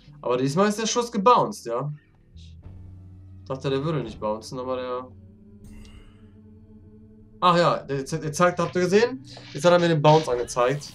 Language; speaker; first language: German; native; German